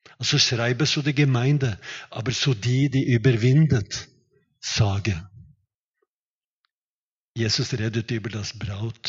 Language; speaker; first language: German; non-native, fluent; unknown